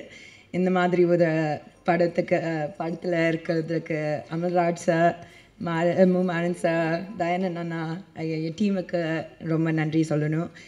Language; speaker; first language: Tamil; early bilingual, heritage; Tamil